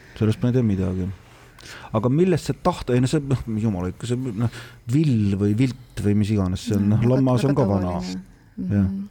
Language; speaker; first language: Estonian; native; Estonian